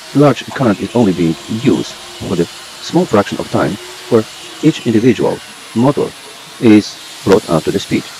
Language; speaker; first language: English; non-native, fluent; Polish